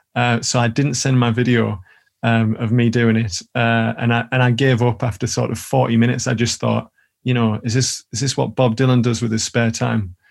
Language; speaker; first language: English; native; English